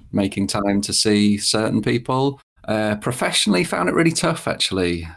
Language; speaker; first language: English; native; English